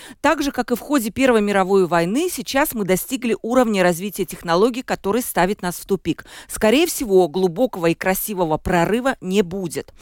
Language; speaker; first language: Russian; native; Russian